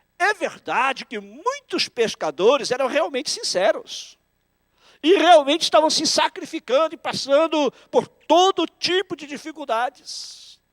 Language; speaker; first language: Portuguese; native; Portuguese